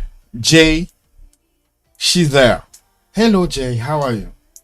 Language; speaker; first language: English; non-native, learner; French